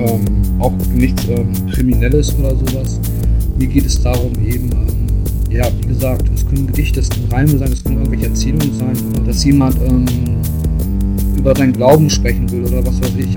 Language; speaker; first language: German; native; German